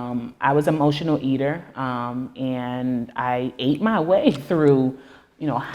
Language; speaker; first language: English; native; English